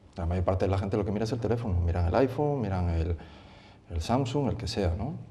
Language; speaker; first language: Spanish; native; Spanish